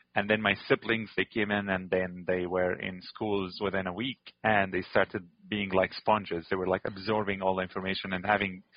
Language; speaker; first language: English; non-native, fluent; Arabic